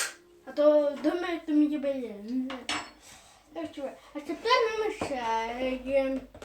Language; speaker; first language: Russian; early bilingual, heritage; Russian